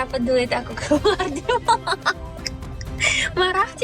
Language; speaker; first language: Indonesian; non-native, learner; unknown